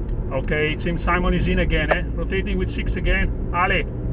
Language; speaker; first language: English; non-native, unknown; Italian